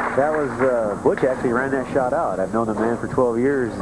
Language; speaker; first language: English; native; English